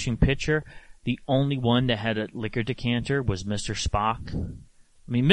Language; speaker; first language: English; native; English